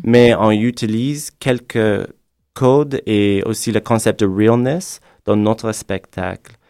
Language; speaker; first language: French; non-native, fluent; English